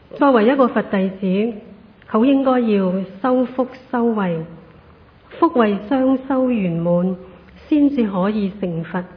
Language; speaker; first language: Chinese; non-native, local second language; Cantonese